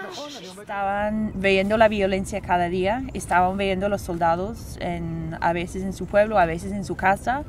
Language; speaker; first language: Spanish; non-native, fluent; English